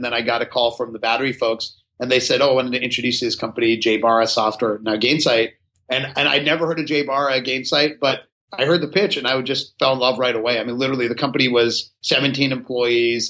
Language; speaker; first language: English; native; English